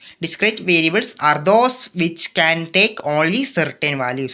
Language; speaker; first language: English; non-native, local second language; Malayalam